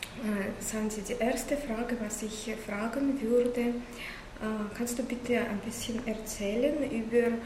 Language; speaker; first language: German; non-native, learner; Russian